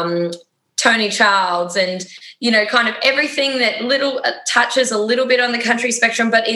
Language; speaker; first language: English; native; English